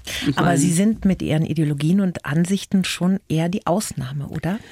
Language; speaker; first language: German; native; German